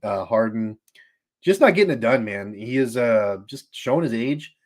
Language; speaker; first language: English; native; English